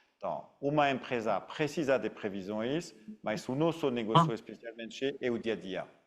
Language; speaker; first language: Portuguese; non-native, fluent; French